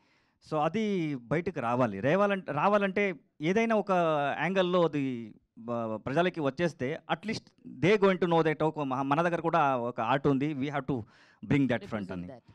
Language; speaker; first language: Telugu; non-native, learner; Kannada